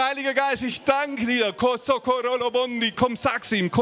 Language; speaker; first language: German; native; German